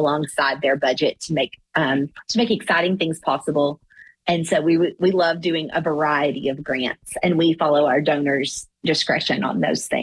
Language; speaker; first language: English; native; English